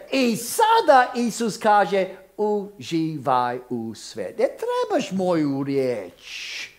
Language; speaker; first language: Croatian; early bilingual, heritage; Croatian